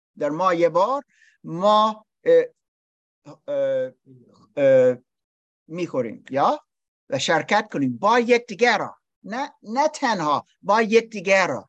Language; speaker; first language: Persian; non-native, learner; English